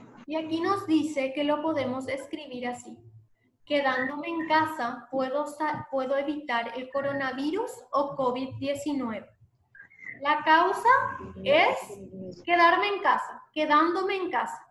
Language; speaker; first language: Spanish; native; Spanish